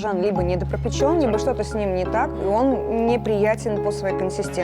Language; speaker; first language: Russian; native; Russian